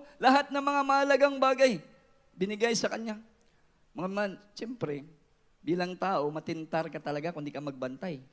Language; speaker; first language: Filipino; non-native, local second language; Cebuano